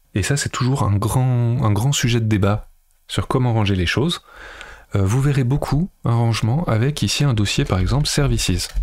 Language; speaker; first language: French; native; French